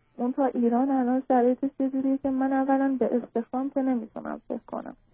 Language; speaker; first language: Persian; non-native, local second language; Azerbaijani